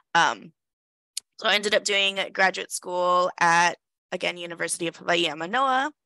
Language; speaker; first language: English; native; English